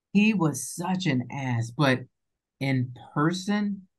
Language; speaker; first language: English; native; English